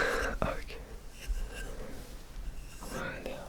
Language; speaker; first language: French; non-native, learner; Russian